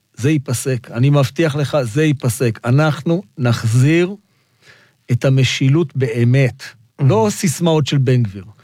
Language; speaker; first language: Hebrew; non-native, local second language; Arabic